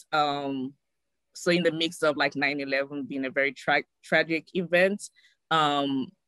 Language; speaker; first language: English; non-native, local second language; Yoruba